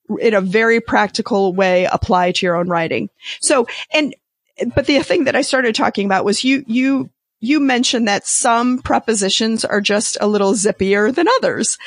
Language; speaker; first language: English; native; English